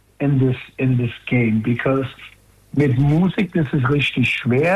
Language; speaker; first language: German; non-native, learner; English